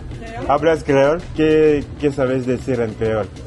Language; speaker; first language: Spanish; non-native, learner; French